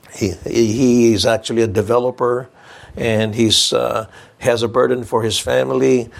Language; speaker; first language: English; non-native, local second language; Filipino